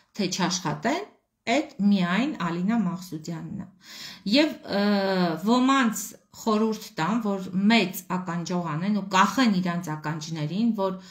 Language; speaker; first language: Armenian; native; Armenian